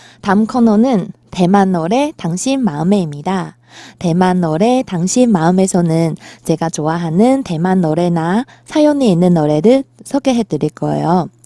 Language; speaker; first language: Korean; non-native, fluent; Chinese